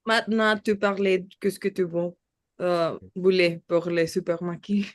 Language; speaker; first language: French; non-native, learner; Spanish